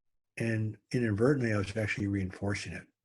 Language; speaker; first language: English; native; English